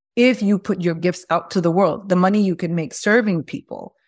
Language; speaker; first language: English; early bilingual, other home language; Spanish